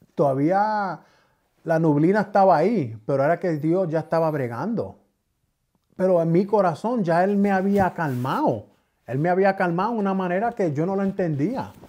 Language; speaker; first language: Spanish; early bilingual, heritage; Spanish